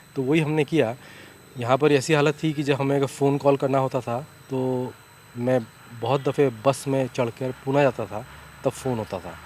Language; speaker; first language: Hindi; native; Hindi